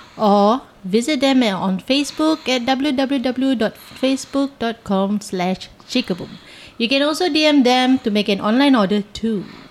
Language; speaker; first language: English; non-native, local second language; Malay